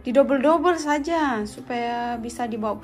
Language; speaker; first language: Indonesian; native; Indonesian